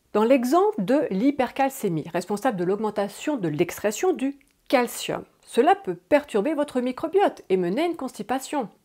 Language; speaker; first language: French; native; French